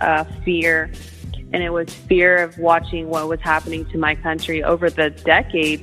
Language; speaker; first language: English; native; English